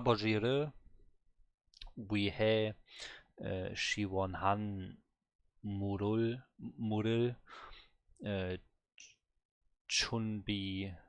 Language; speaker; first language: Korean; non-native, learner; German